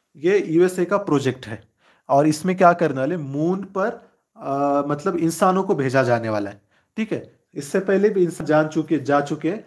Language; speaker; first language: Hindi; non-native, local second language; Marathi